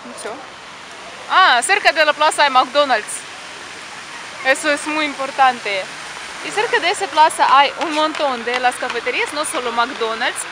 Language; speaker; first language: Spanish; non-native, fluent; Russian